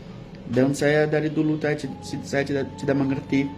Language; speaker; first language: Indonesian; non-native, fluent; Portuguese